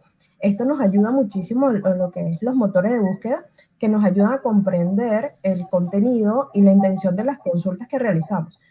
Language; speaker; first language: Spanish; native; Spanish